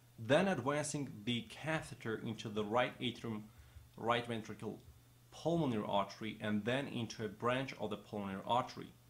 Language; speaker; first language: English; non-native, fluent; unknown